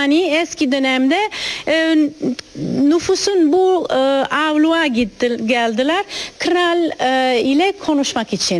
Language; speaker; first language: Turkish; non-native, learner; Italian